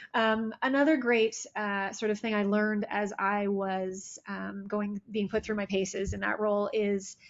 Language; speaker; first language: English; native; English